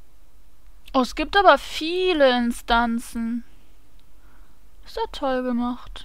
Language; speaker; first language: German; native; German